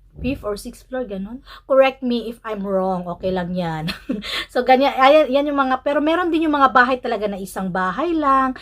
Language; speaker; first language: Filipino; native; Filipino